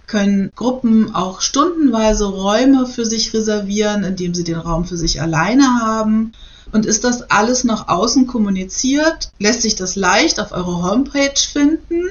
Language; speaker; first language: German; native; German